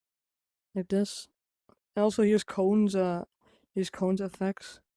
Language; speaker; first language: English; non-native, fluent; Dutch